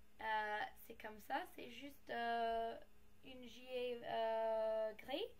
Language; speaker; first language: French; non-native, learner; English